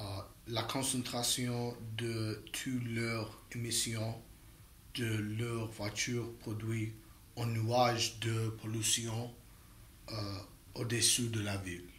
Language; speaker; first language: French; non-native, learner; English